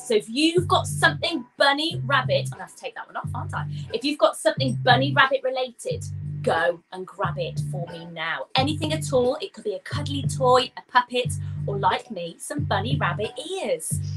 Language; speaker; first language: English; native; English